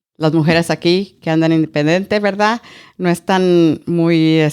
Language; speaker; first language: Spanish; early bilingual, heritage; Spanish